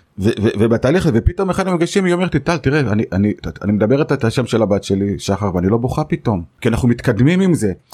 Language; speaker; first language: Hebrew; native; Hebrew